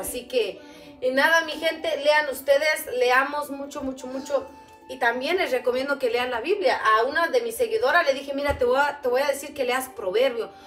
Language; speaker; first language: Spanish; non-native, local second language; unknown